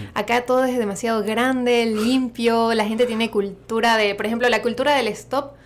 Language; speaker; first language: Spanish; native; Spanish